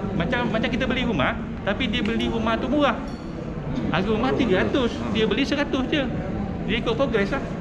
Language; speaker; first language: Malay; native; Malay